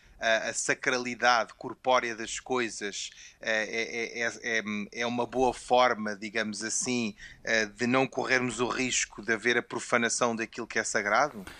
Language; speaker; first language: Portuguese; native; Portuguese